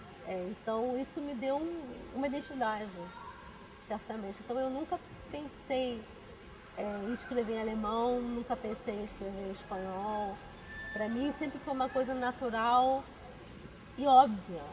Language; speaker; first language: Portuguese; early bilingual, other home language; Spanish